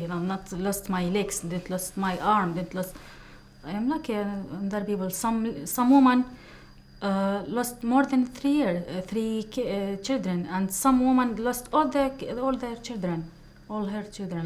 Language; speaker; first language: English; non-native, learner; Arabic